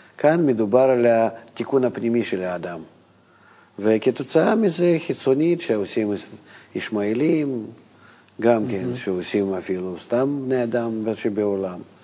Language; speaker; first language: Hebrew; non-native, fluent; Russian